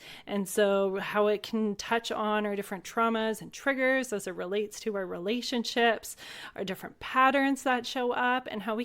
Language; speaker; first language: English; native; English